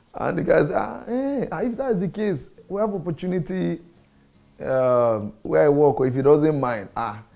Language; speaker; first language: English; non-native, local second language; Yoruba